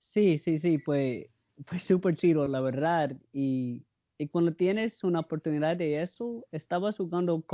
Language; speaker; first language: Spanish; non-native, learner; English